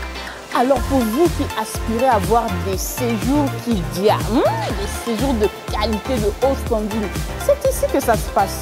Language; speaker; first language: French; non-native, local second language; Lingala